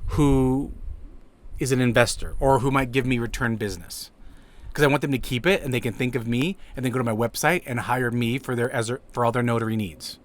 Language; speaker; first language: English; native; English